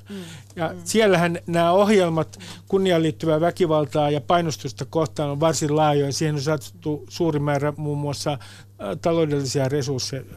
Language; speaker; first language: Finnish; native; Finnish